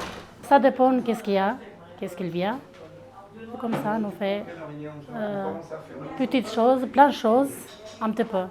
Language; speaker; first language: French; non-native, learner; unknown